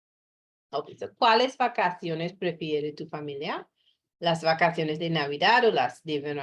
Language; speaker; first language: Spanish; non-native, fluent; English